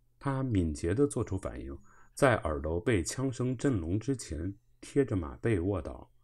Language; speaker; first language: Chinese; native; Chinese